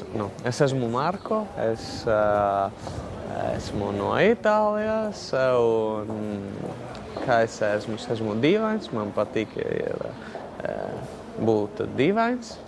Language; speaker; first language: Latvian; non-native, learner; Italian